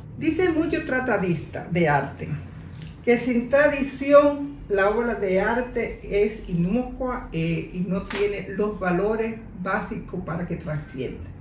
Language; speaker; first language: Spanish; native; Spanish